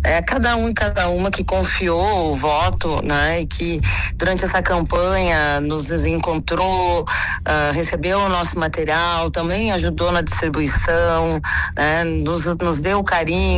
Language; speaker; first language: Portuguese; native; Portuguese